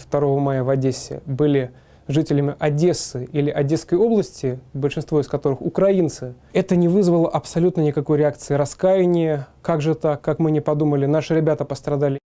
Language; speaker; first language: Russian; native; Russian